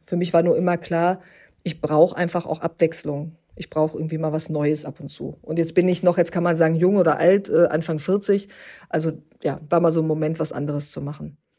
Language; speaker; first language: German; early bilingual, other home language; Turkish